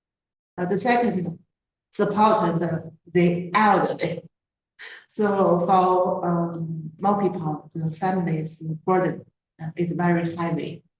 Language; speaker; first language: English; non-native, learner; Chinese